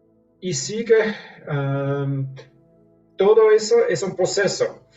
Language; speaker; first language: Spanish; non-native, fluent; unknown